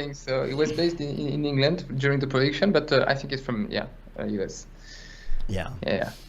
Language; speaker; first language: English; non-native, fluent; French